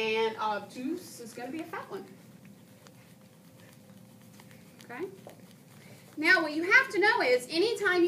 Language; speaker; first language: English; native; English